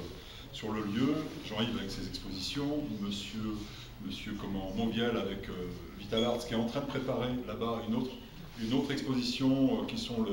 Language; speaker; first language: French; native; French